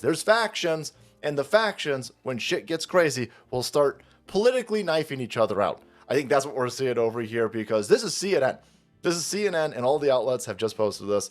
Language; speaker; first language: English; native; English